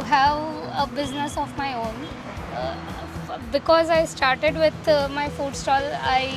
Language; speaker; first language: English; non-native, local second language; Gujarati